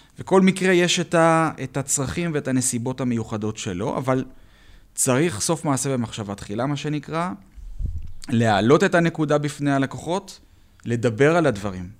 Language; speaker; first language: Hebrew; native; Hebrew